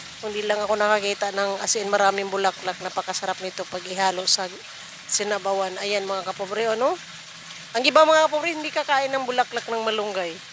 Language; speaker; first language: Filipino; non-native, local second language; Cebuano